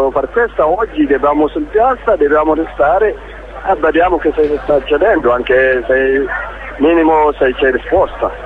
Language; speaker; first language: Italian; non-native, learner; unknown